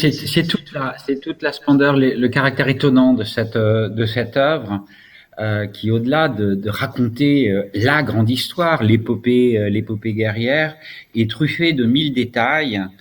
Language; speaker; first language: French; native; French